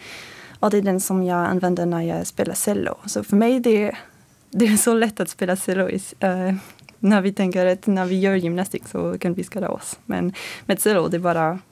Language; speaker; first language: Swedish; non-native, fluent; French